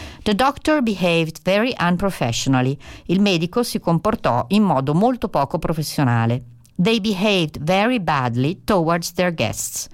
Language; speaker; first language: Italian; native; Italian